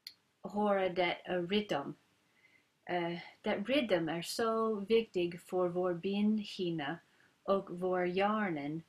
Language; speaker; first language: Swedish; non-native, learner; English